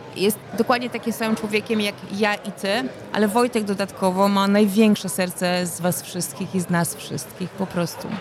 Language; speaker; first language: Polish; native; Polish